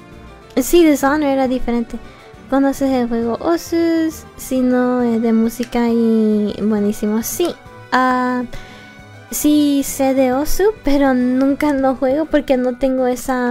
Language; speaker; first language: Spanish; early bilingual, heritage; Spanish